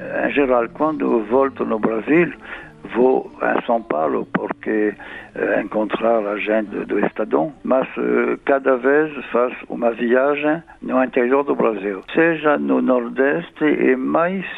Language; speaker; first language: Portuguese; non-native, fluent; French